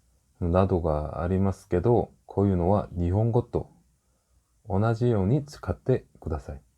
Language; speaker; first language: Japanese; non-native, fluent; Korean